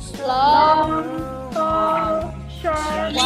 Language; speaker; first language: English; non-native, learner; Indonesian